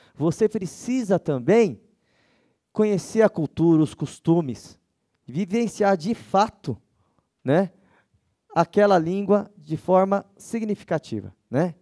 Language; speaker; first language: Portuguese; native; Portuguese